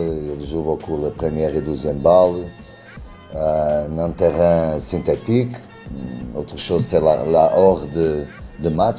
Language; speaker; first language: French; non-native, learner; Spanish